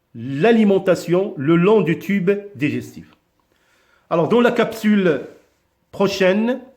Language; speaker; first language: French; non-native, local second language; Arabic